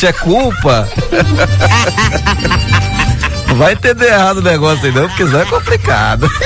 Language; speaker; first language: Portuguese; native; Portuguese